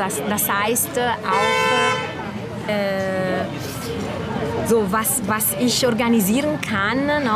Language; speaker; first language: German; non-native, fluent; Italian